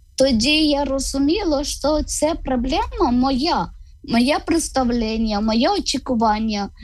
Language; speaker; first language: Ukrainian; non-native, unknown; Malayalam